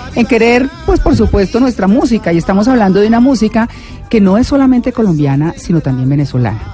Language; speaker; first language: Spanish; native; Spanish